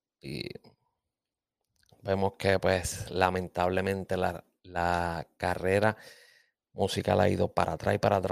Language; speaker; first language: Spanish; native; Spanish